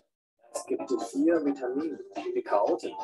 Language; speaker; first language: German; non-native, learner; Chinese